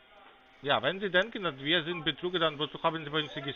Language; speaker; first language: German; non-native, fluent; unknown